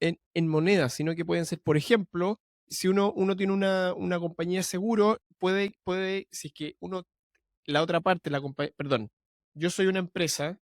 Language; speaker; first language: Spanish; native; Spanish